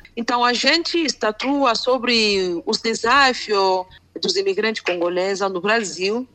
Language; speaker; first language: Portuguese; non-native, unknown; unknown